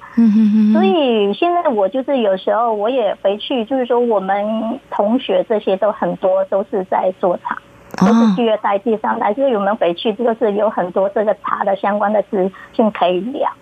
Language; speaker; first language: Chinese; native; Chinese